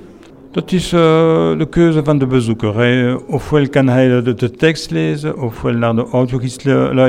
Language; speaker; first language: Dutch; non-native, local second language; French